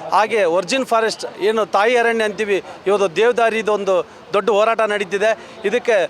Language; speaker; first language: Kannada; native; Kannada